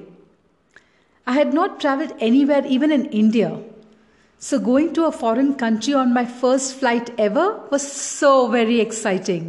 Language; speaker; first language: English; non-native, local second language; Tamil